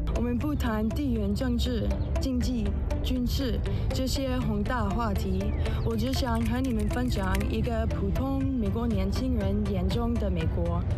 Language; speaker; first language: Chinese; non-native, fluent; English